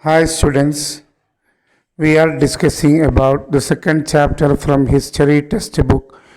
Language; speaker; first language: English; non-native, local second language; Malayalam